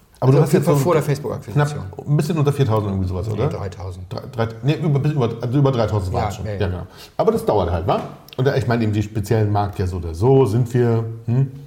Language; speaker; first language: German; native; German